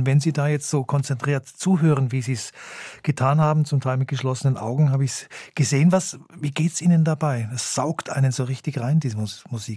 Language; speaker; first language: German; native; German